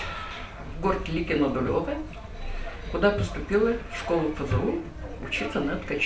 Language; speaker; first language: Russian; native; Russian